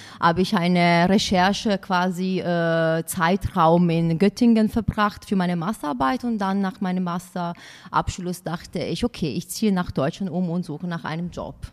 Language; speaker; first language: German; non-native, fluent; Italian